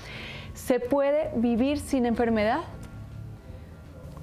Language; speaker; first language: Spanish; native; Spanish